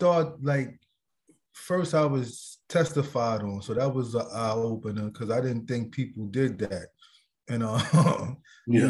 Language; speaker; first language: English; native; English